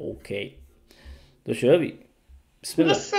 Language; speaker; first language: Swedish; non-native, fluent; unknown